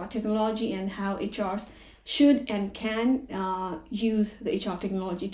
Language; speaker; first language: English; non-native, local second language; Nepali